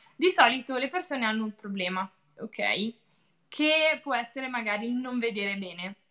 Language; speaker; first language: Italian; native; Italian